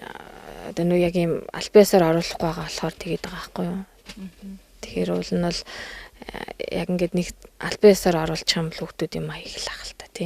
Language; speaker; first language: Mongolian; native; Mongolian